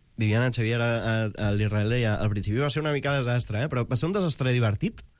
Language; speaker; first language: Catalan; native; Catalan